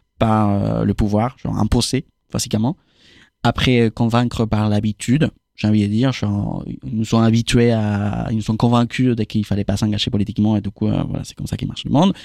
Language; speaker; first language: French; non-native, fluent; Spanish